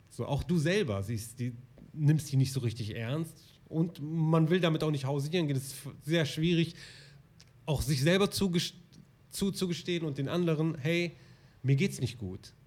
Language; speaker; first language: German; early bilingual, other home language; Arabic